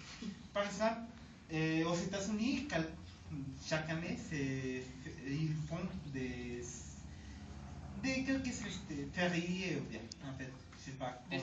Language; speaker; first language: French; non-native, learner; Spanish